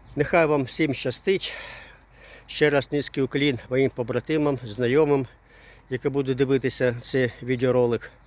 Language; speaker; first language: Ukrainian; non-native, local second language; Russian